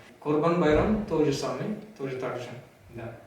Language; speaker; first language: Russian; non-native, learner; Malay